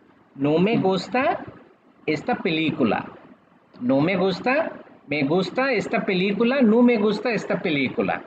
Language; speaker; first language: Spanish; non-native, fluent; Bangla